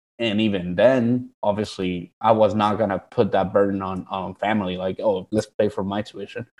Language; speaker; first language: English; early bilingual, other home language; Spanish